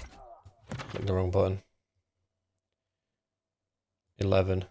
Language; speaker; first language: English; native; English